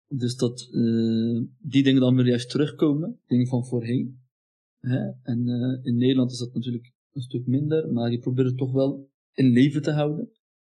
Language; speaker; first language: Dutch; early bilingual, other home language; Turkish